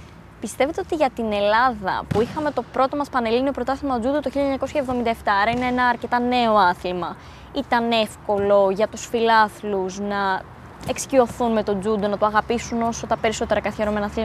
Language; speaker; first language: Greek; native; Greek